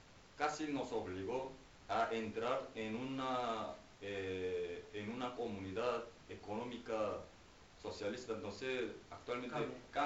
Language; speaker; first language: Spanish; non-native, fluent; Korean